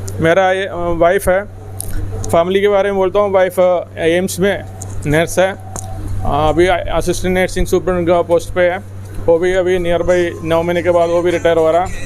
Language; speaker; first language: Hindi; non-native, local second language; Malayalam